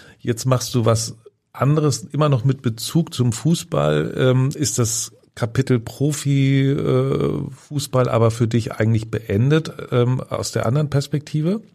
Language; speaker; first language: German; native; German